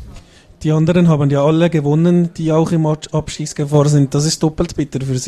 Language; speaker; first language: German; native; German